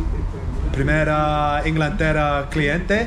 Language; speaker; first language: Spanish; non-native, learner; English